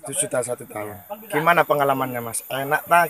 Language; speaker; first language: Indonesian; native; Indonesian